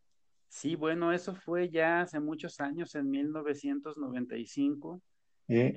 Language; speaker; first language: Spanish; native; Spanish